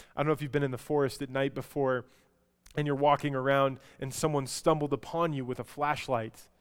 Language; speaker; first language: English; native; English